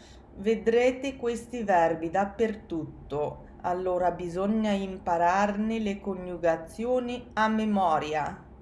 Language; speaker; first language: Italian; non-native, fluent; English